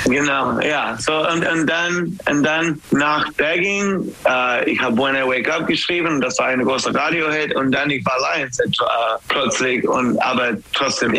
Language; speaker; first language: German; non-native, fluent; English